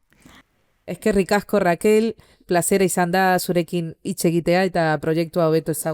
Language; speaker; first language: Basque; non-native, fluent; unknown